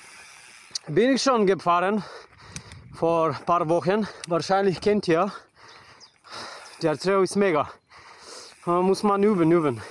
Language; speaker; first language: German; non-native, fluent; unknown